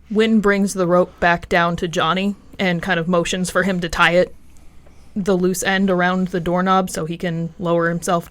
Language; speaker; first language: English; native; English